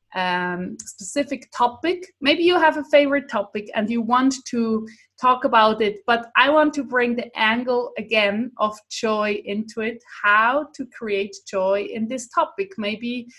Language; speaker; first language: English; non-native, fluent; Swiss German